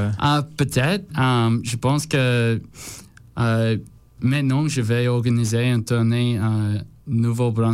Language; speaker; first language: French; non-native, learner; English